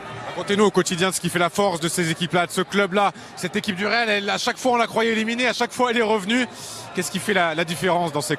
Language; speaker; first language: French; native; French